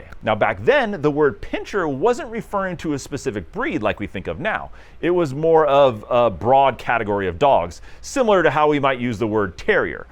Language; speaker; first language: English; native; English